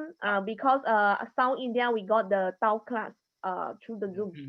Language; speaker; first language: English; non-native, learner; Chinese